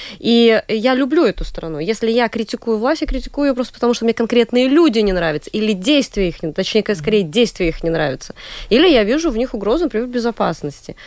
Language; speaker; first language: Russian; native; Russian